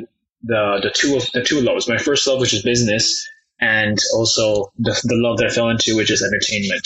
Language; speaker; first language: English; non-native, local second language; Cantonese